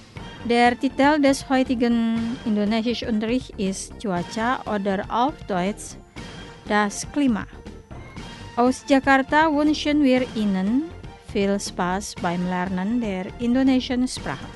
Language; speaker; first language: German; non-native, fluent; Indonesian